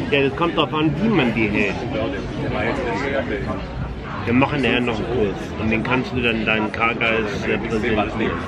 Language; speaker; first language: German; native; German